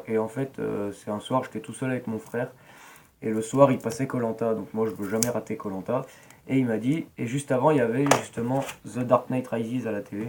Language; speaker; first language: French; native; French